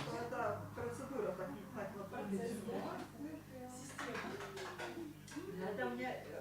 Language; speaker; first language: Russian; non-native, local second language; Lithuanian